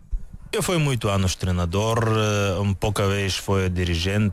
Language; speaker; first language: Portuguese; non-native, learner; Bulgarian